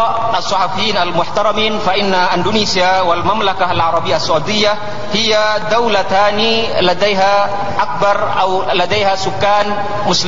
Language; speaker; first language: Arabic; non-native, fluent; Indonesian